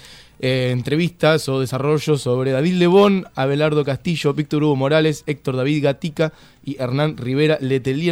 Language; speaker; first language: Spanish; native; Spanish